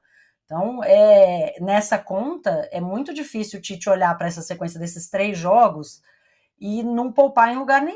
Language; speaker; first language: Portuguese; native; Portuguese